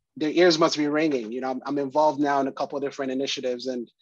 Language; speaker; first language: English; early bilingual, other home language; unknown